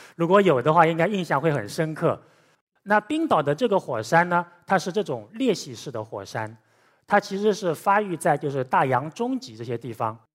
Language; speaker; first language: Chinese; native; Chinese